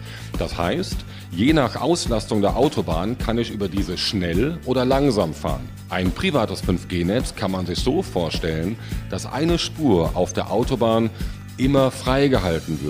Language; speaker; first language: German; native; German